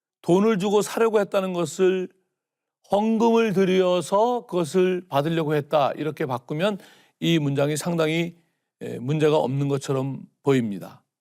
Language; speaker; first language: Korean; native; Korean